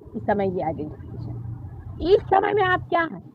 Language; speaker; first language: Hindi; non-native, local second language; Marathi